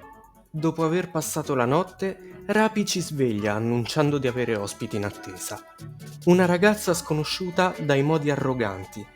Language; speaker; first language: Italian; native; Italian